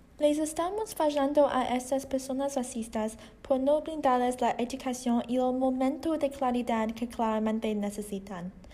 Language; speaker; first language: Spanish; non-native, learner; Chinese